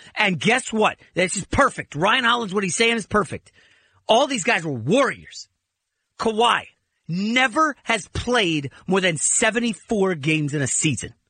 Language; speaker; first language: English; native; English